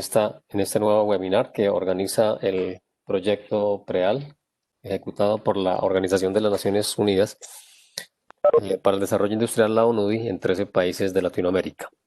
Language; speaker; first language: Spanish; native; Spanish